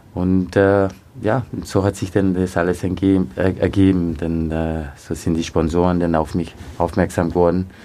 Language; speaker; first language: German; early bilingual, other home language; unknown